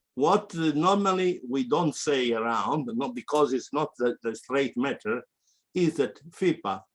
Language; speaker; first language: English; non-native, fluent; Italian